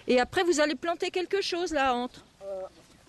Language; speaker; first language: French; native; French